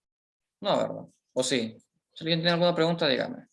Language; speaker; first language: Spanish; native; Spanish